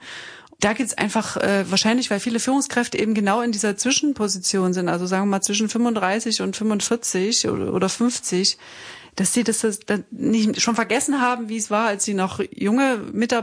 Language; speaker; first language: German; native; German